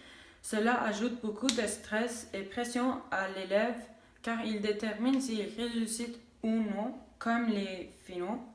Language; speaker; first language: French; non-native, local second language; English